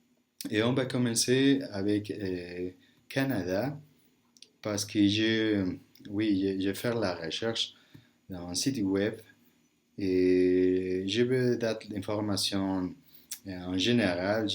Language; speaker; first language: French; non-native, learner; Spanish